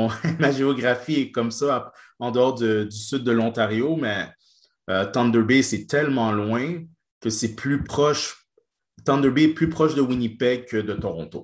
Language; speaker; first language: French; native; French